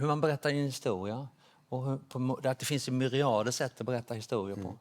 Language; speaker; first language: Swedish; native; Swedish